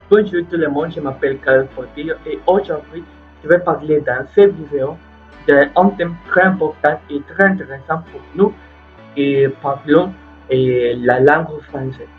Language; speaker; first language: French; non-native, learner; Spanish